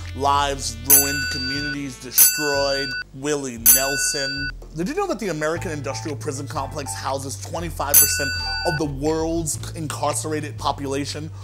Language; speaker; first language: English; native; English